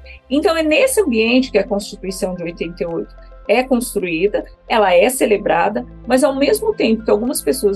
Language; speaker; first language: Portuguese; native; Portuguese